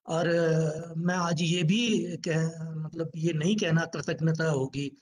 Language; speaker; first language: Hindi; native; Hindi